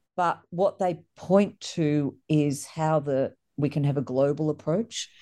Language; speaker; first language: English; native; English